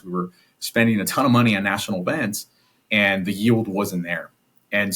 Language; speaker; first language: English; native; English